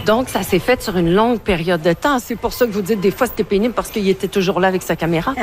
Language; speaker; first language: French; native; French